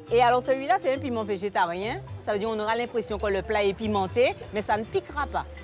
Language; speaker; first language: French; native; French